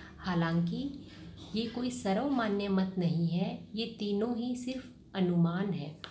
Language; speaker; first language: Hindi; native; Hindi